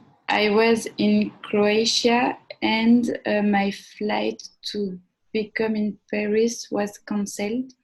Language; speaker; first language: English; non-native, learner; French